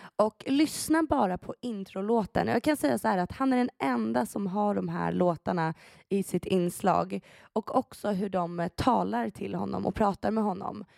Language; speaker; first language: Swedish; early bilingual, other home language; Persian